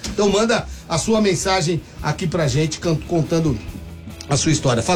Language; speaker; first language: Portuguese; native; Portuguese